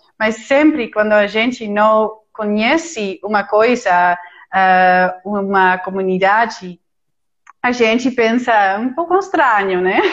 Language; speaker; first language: Portuguese; non-native, fluent; Dutch